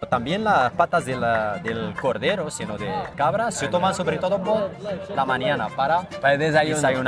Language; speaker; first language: Spanish; non-native, fluent; Arabic